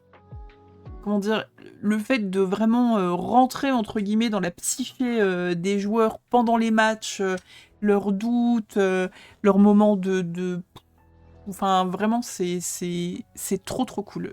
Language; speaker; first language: French; native; French